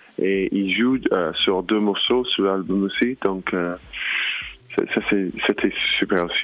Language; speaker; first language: French; non-native, learner; English